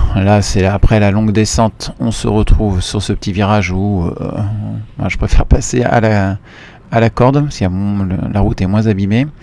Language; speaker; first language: French; native; French